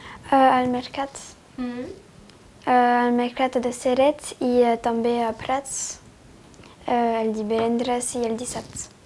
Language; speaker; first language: Catalan; non-native, learner; French